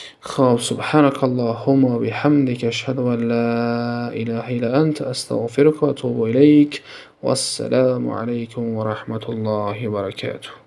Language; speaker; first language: Arabic; non-native, fluent; Tajik